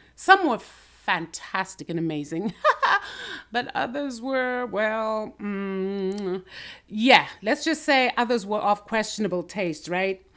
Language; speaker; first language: English; non-native, local second language; Shona